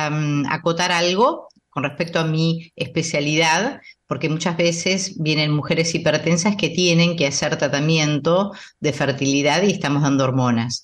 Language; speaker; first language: Spanish; native; Spanish